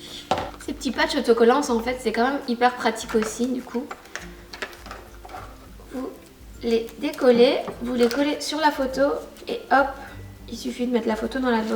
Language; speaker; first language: French; native; French